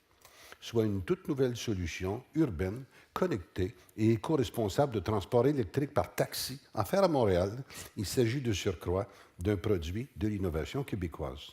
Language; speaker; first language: French; native; French